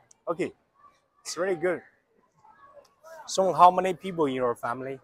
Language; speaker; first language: English; non-native, learner; Chinese